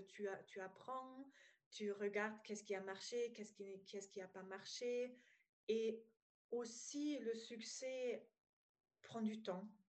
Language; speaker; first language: French; non-native, fluent; German